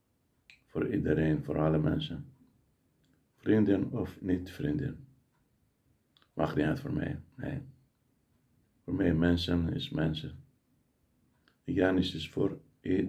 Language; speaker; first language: Dutch; non-native, learner; Greek